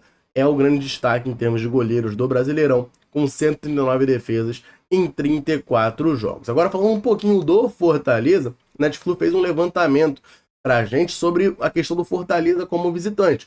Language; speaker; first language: Portuguese; native; Portuguese